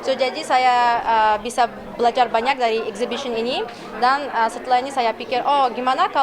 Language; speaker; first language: Indonesian; non-native, learner; Uyghur